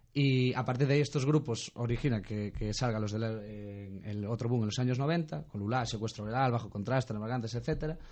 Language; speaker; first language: Spanish; native; Spanish